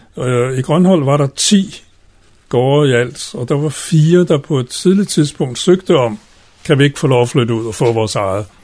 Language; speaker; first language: Danish; native; Danish